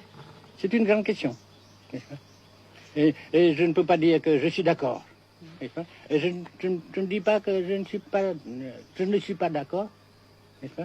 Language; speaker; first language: French; non-native, fluent; Vietnamese